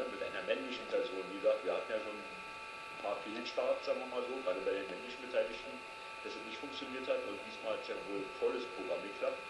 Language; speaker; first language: German; native; German